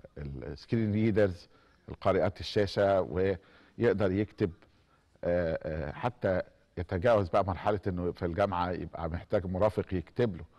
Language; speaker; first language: Arabic; native; Arabic